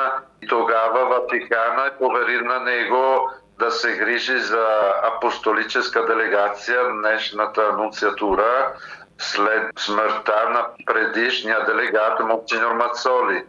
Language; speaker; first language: Bulgarian; non-native, fluent; Italian